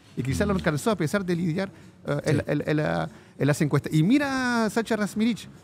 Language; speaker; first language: Spanish; non-native, fluent; French